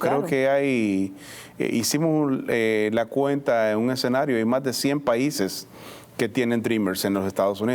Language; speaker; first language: Spanish; native; Spanish